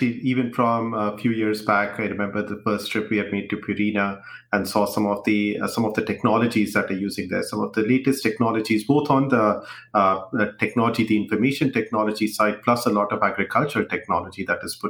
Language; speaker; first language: English; non-native, local second language; Hindi